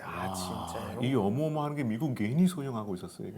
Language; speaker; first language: Korean; non-native, fluent; Hindi